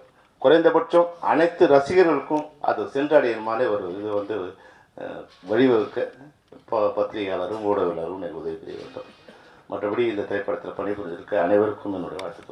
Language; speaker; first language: Tamil; native; Tamil